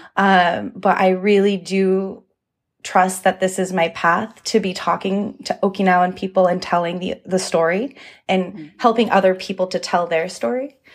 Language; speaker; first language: English; early bilingual, other home language; Japanese